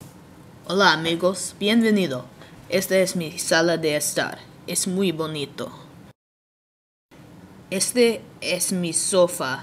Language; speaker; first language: Spanish; non-native, learner; English